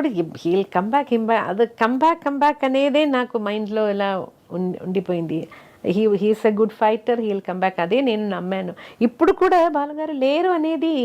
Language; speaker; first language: Telugu; non-native, fluent; Malayalam